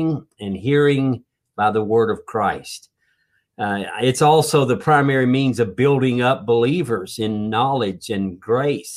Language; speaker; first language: English; native; English